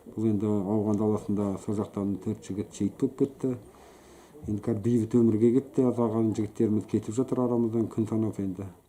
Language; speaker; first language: Kazakh; native; Kazakh